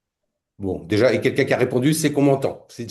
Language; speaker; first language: French; native; French